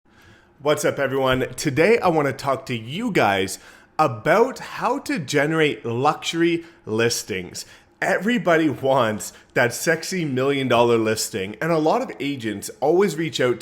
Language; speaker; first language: English; native; English